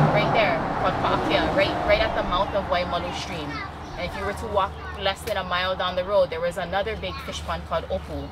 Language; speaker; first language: English; native; English